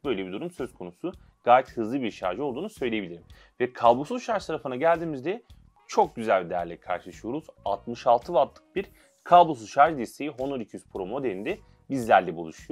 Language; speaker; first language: Turkish; native; Turkish